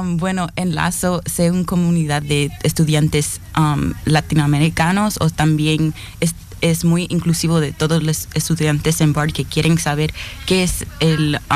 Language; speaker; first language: Spanish; early bilingual, heritage; Spanish